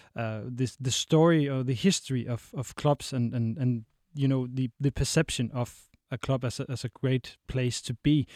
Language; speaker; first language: English; non-native, fluent; Danish